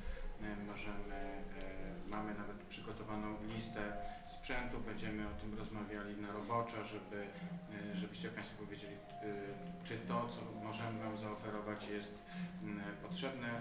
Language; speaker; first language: Polish; native; Polish